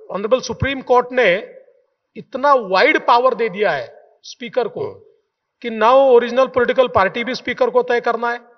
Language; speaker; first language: Hindi; non-native, local second language; Marathi